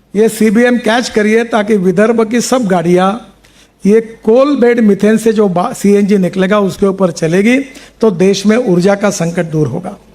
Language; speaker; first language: Hindi; non-native, local second language; Marathi